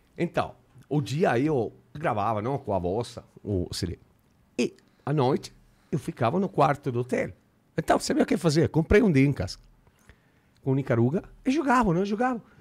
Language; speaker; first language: Portuguese; non-native, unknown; Italian